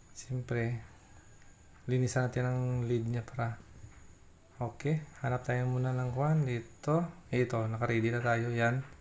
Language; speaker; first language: Filipino; non-native, local second language; Hiligaynon